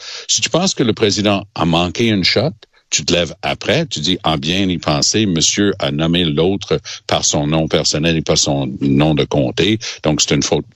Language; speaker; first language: French; native; French